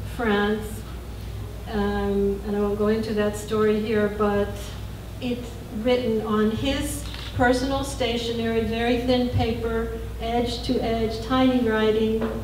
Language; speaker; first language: English; native; English